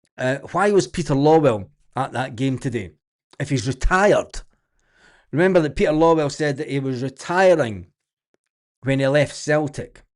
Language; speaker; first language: English; native; English